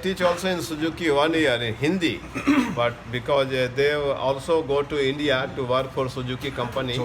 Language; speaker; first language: English; non-native, local second language; Hindi